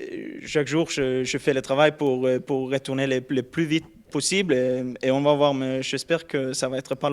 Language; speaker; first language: French; non-native, learner; Norwegian